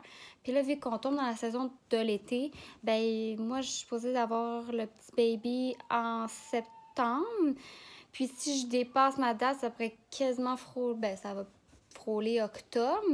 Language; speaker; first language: French; native; French